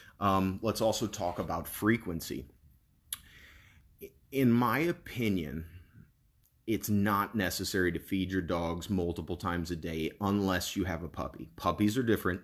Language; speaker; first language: English; native; English